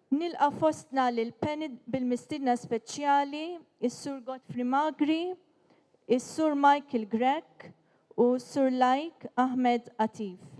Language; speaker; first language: Maltese; native; Maltese